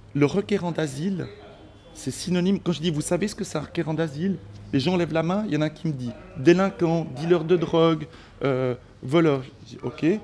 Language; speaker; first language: French; early bilingual, other home language; Spanish